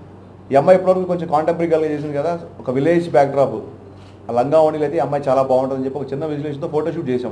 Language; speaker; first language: Telugu; native; Telugu